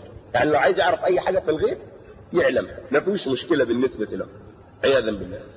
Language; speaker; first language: Arabic; native; Arabic